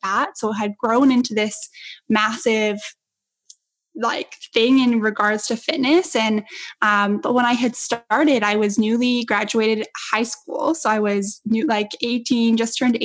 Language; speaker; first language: English; native; English